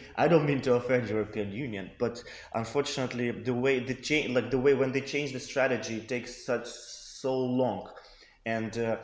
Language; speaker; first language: English; non-native, fluent; Russian